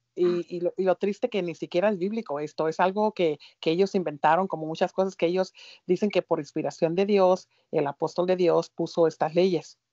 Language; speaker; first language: Spanish; early bilingual, heritage; Spanish